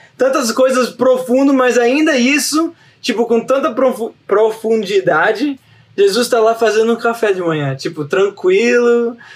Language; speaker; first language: Portuguese; early bilingual, heritage; Portuguese